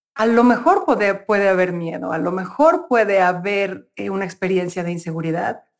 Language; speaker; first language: Spanish; native; Spanish